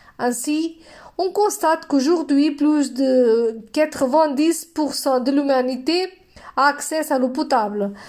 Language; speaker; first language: French; non-native, fluent; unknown